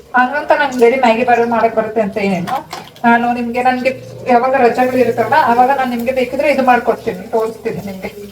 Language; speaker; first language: Kannada; non-native, local second language; Hindi